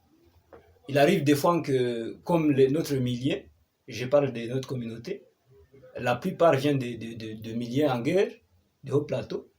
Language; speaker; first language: French; non-native, local second language; Kinyarwanda